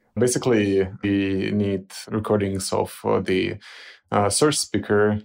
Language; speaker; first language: English; non-native, fluent; Ukrainian